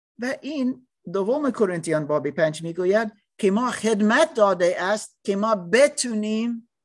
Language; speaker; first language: Persian; non-native, learner; English